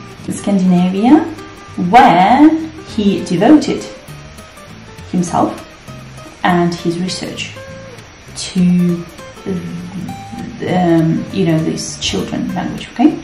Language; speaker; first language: English; non-native, fluent; Russian